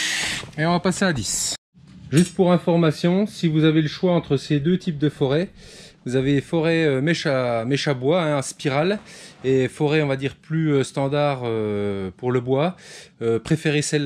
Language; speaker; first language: French; native; French